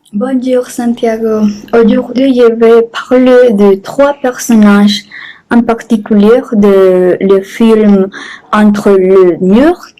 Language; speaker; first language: French; non-native, learner; Spanish